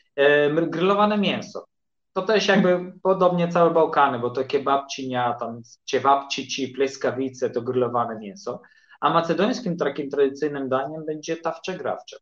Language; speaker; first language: Polish; early bilingual, heritage; Polish